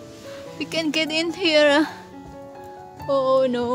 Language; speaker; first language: English; non-native, learner; Indonesian